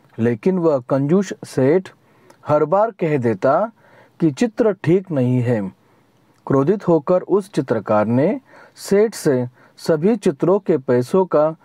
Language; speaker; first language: Hindi; non-native, local second language; Marathi